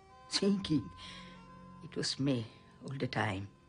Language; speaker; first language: English; non-native, fluent; Italian